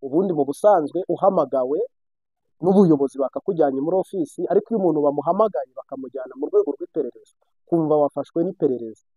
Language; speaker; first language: Kinyarwanda; native; Kinyarwanda